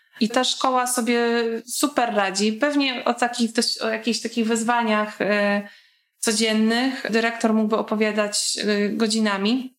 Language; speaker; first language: Polish; native; Polish